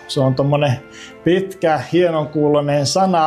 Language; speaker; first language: Finnish; native; Finnish